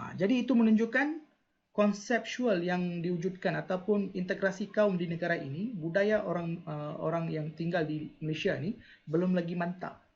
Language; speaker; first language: Malay; non-native, local second language; Tamil